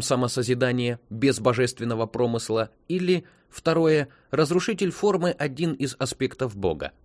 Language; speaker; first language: Russian; native; Russian